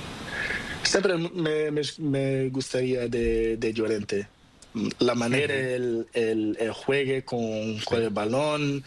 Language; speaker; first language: Spanish; non-native, learner; Portuguese